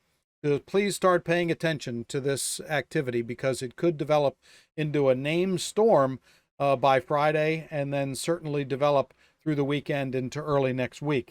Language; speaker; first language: English; native; English